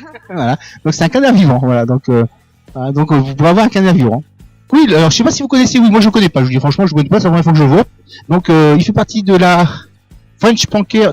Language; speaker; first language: French; native; French